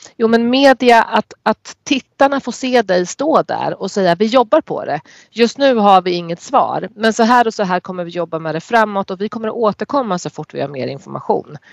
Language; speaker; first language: Swedish; native; Swedish